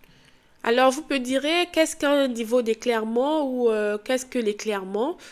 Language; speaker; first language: French; native; French